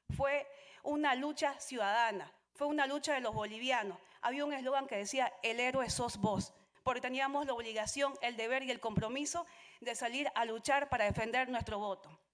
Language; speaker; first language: Spanish; native; Spanish